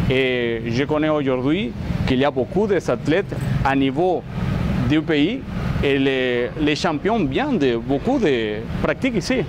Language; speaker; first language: French; non-native, learner; Spanish